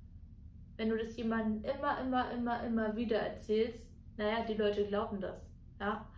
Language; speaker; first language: German; native; German